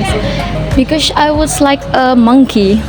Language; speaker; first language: English; non-native, learner; Indonesian